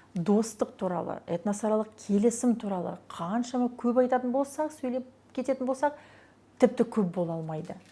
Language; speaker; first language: Kazakh; non-native, local second language; Russian